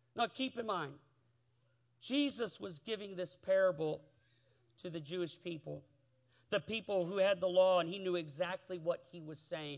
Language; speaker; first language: English; native; English